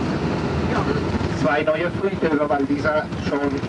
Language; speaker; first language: German; non-native, learner; Spanish